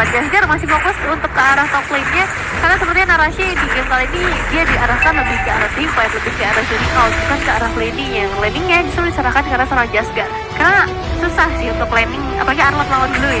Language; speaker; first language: Indonesian; native; Indonesian